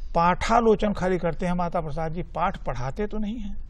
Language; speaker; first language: Hindi; native; Hindi